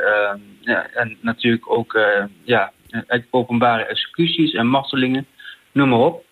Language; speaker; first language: Dutch; native; Dutch